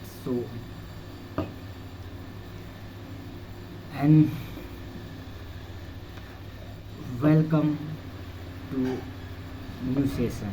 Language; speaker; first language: English; non-native, learner; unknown